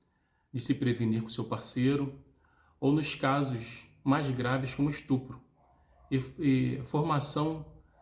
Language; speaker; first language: Portuguese; native; Portuguese